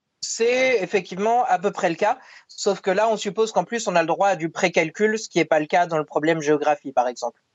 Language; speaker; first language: French; native; French